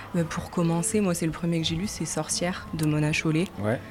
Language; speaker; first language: French; native; French